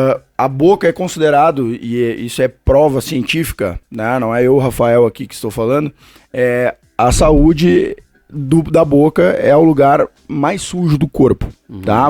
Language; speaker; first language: Portuguese; native; Portuguese